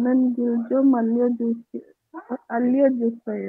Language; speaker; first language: Korean; non-native, learner; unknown